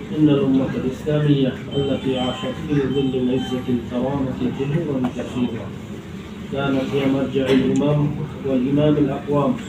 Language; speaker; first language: Arabic; non-native, fluent; Bangla